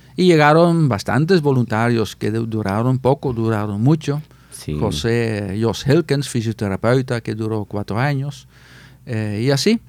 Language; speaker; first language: Spanish; non-native, fluent; Dutch